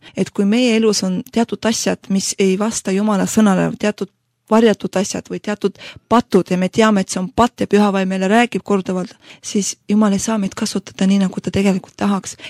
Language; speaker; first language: Estonian; non-native, local second language; Russian